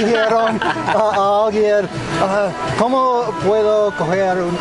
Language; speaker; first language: Spanish; non-native, learner; English